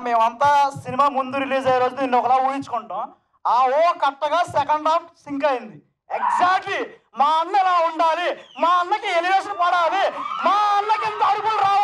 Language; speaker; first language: Telugu; native; Telugu